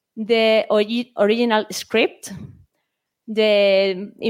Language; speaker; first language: English; non-native, fluent; Spanish